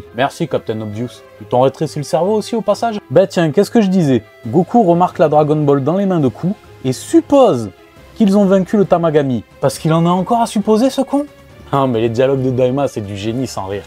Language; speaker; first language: French; native; French